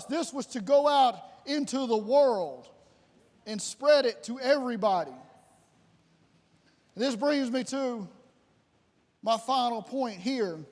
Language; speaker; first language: English; native; English